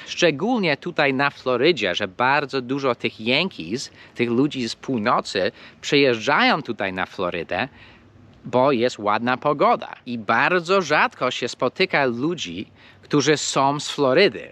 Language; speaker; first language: Polish; non-native, fluent; English